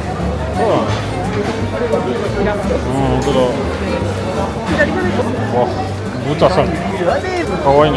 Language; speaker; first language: Japanese; non-native, fluent; French